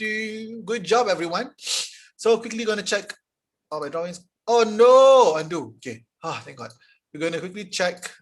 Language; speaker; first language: English; non-native, local second language; Malay